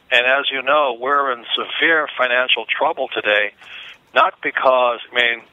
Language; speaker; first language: English; native; English